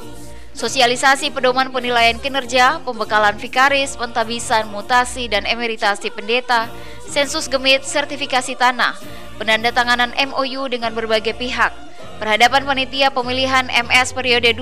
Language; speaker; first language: Indonesian; native; Indonesian